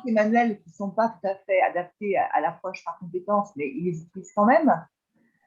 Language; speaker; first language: French; native; French